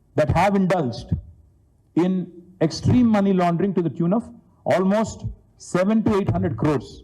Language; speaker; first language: English; non-native, local second language; Telugu